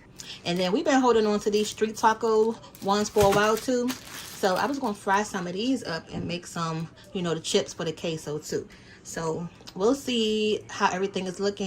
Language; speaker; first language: English; native; English